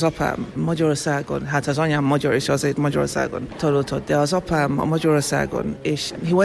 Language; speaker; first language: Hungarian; early bilingual, heritage; Hungarian